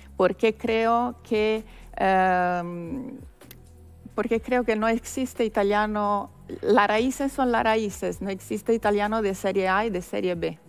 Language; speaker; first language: Spanish; non-native, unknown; Italian